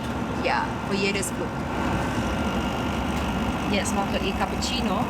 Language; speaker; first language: German; non-native, fluent; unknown